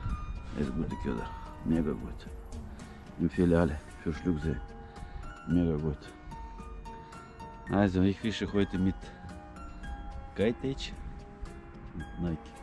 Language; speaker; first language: German; non-native, learner; Russian